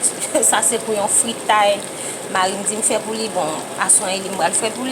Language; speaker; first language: French; non-native, local second language; Haitian Creole